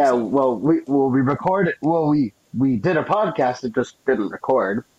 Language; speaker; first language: English; native; English